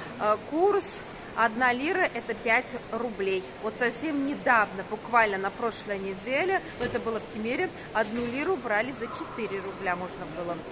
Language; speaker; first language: Russian; native; Russian